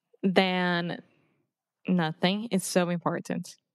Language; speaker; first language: English; non-native, fluent; Portuguese